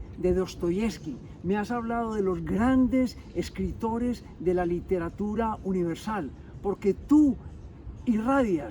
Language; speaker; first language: Spanish; native; Spanish